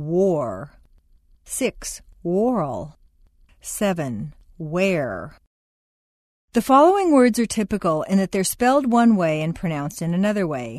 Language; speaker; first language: English; native; English